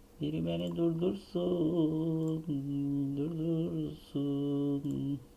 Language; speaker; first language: Turkish; native; Turkish